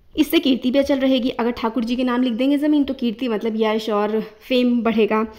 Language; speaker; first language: Hindi; native; Hindi